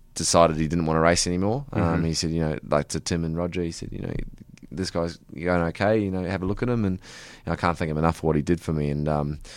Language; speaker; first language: English; native; English